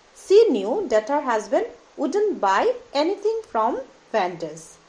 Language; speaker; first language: English; non-native, local second language; Assamese